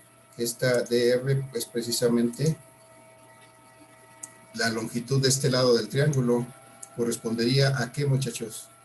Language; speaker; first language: Spanish; native; Spanish